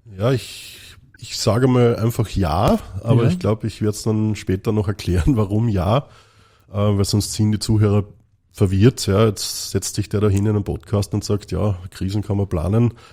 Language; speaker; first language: German; native; German